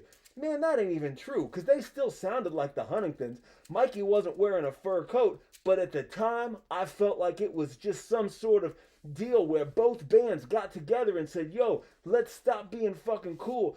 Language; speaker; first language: English; native; English